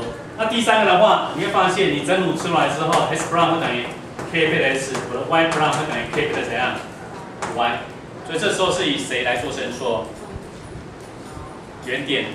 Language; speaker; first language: Chinese; native; Chinese